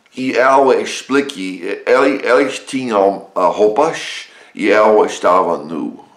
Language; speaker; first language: Portuguese; non-native, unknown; English